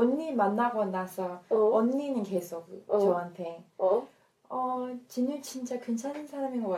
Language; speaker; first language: Korean; non-native, fluent; English